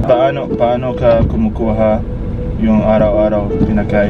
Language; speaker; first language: Filipino; non-native, learner; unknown